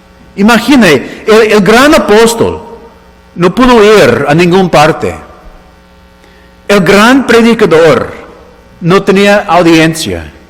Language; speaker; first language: Spanish; non-native, fluent; English